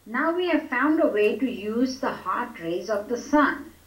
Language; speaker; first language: English; non-native, local second language; Gujarati